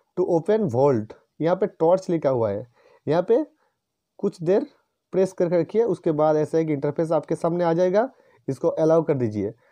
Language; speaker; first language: Hindi; non-native, local second language; Bangla